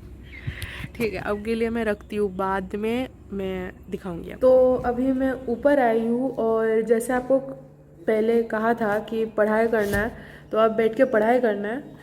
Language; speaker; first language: Hindi; non-native, local second language; Bangla